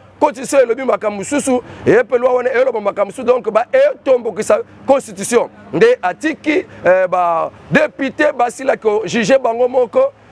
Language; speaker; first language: Lingala; non-native, local second language; Kongo